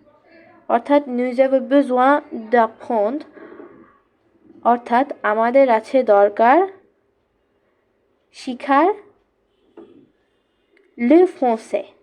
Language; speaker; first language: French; non-native, fluent; Bangla